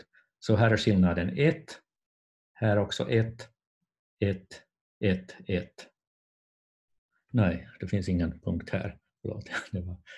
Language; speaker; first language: Swedish; non-native, fluent; Finnish